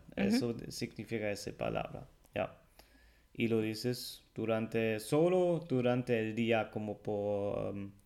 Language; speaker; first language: Spanish; non-native, fluent; German